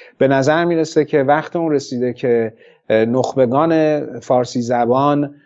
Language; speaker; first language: Persian; non-native, local second language; Central Kurdish